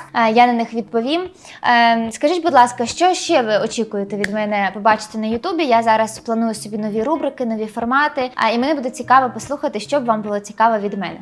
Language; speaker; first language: Ukrainian; non-native, local second language; Russian